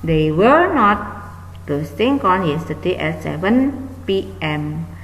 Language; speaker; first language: English; non-native, fluent; Indonesian